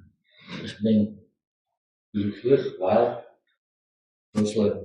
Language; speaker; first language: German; non-native, learner; Uzbek